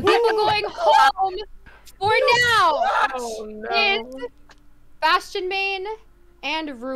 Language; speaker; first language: English; native; English